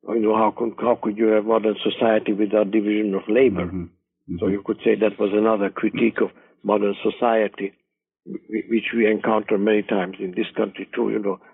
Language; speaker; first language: English; non-native, fluent; Hungarian